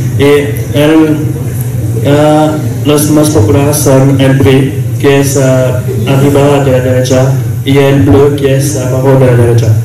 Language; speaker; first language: Spanish; non-native, learner; French